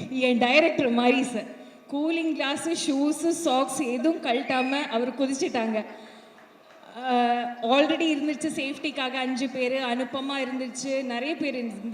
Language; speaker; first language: Tamil; non-native, fluent; Malayalam